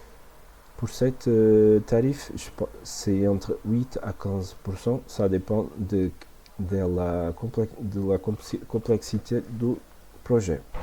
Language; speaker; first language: French; non-native, fluent; Portuguese